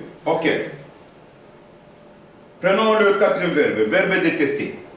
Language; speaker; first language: French; non-native, fluent; Korean